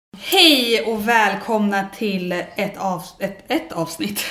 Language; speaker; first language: Swedish; native; Swedish